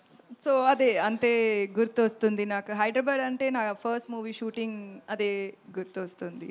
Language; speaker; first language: Telugu; non-native, learner; Tamil